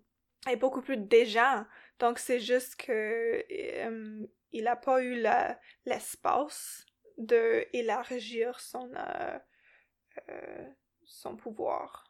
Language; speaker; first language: French; non-native, local second language; English